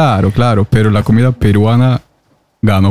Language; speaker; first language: Spanish; non-native, fluent; Norwegian